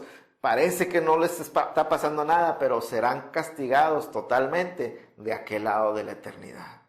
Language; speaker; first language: Spanish; native; Spanish